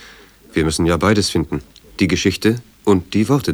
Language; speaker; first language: German; native; German